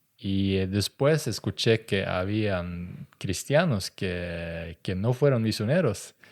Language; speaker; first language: Spanish; early bilingual, other home language; Norwegian